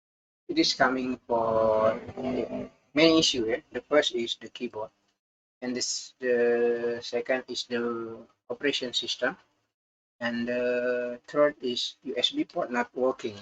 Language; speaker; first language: English; non-native, learner; Indonesian